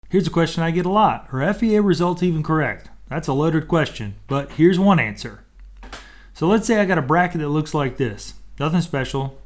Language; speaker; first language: English; native; English